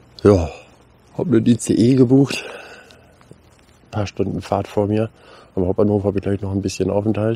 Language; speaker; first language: German; native; German